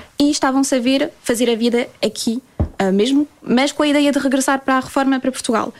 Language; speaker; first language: Portuguese; early bilingual, heritage; Portuguese